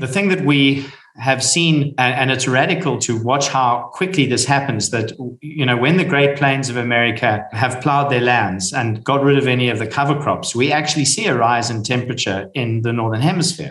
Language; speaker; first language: English; native; English